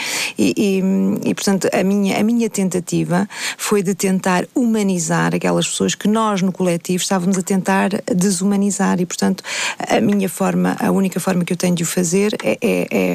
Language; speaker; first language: Portuguese; native; Portuguese